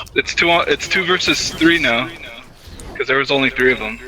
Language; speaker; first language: English; native; English